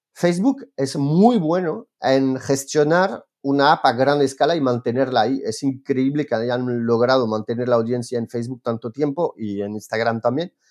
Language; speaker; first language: Spanish; non-native, fluent; French